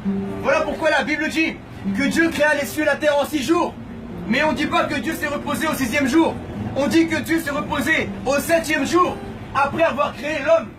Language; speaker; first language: French; native; French